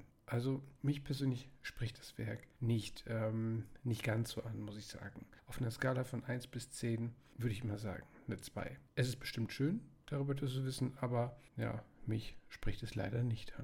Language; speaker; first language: German; native; German